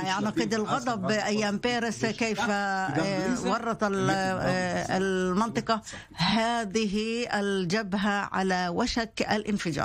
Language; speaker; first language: Arabic; non-native, fluent; Hebrew